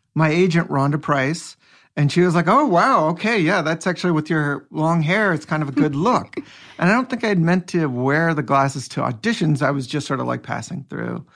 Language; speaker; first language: English; native; English